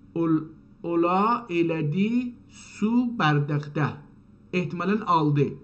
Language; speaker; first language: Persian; non-native, local second language; Azerbaijani